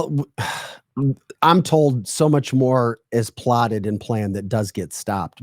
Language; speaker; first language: English; native; English